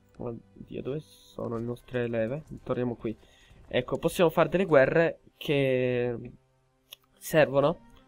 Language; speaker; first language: Italian; early bilingual, heritage; Italian